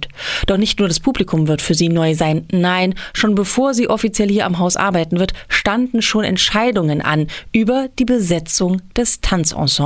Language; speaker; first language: German; native; German